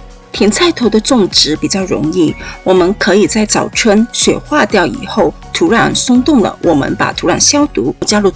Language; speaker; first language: Chinese; native; Chinese